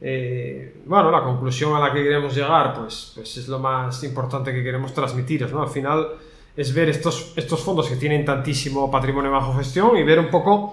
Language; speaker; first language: Spanish; native; Spanish